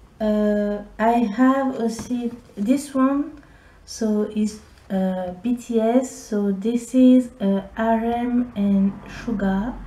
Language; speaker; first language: English; non-native, learner; French